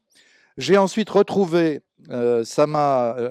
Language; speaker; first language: French; native; French